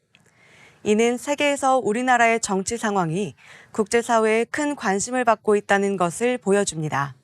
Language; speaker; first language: Korean; native; Korean